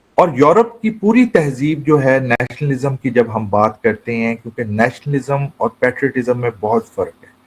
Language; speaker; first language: Urdu; non-native, local second language; Pashto